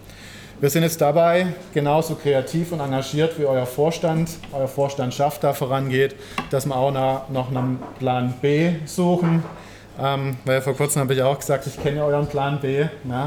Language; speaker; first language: German; native; German